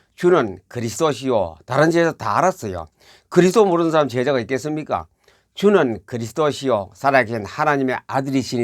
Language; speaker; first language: Korean; native; Korean